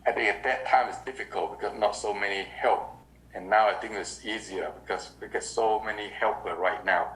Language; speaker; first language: English; non-native, learner; Vietnamese